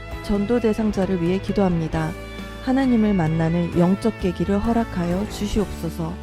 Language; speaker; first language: Korean; native; Korean